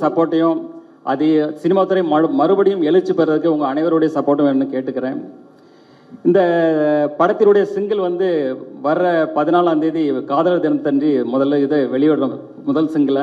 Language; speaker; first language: Tamil; native; Tamil